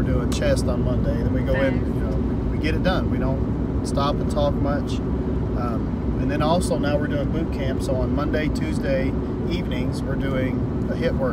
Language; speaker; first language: English; native; English